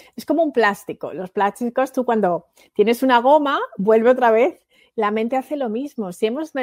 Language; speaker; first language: Spanish; native; Spanish